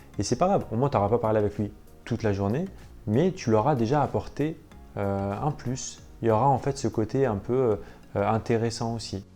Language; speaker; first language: French; native; French